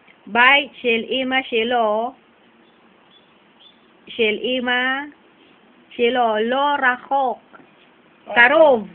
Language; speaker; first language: Hebrew; non-native, learner; Filipino